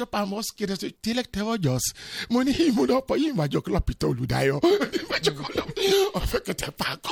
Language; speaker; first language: Hungarian; non-native, learner; Albanian